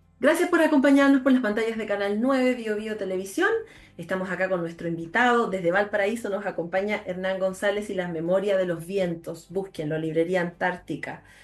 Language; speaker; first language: Spanish; native; Spanish